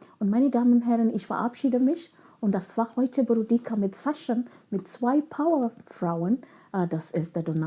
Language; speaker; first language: German; non-native, fluent; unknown